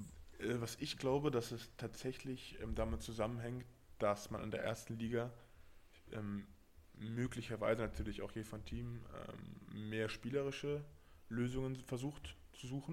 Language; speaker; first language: German; native; German